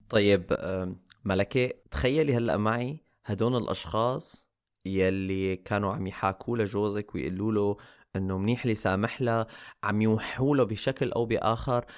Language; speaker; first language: Arabic; native; Arabic